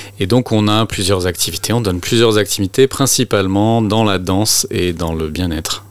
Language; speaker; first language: French; native; French